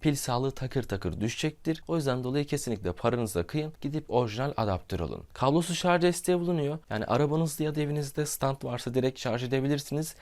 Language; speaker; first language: Turkish; native; Turkish